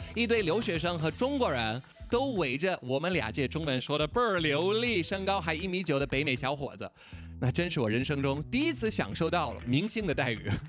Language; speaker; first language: Chinese; non-native, fluent; English